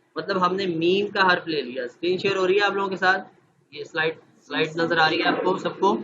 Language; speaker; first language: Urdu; non-native, local second language; Punjabi